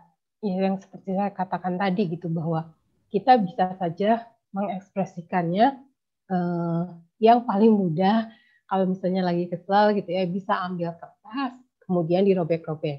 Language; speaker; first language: Indonesian; native; Indonesian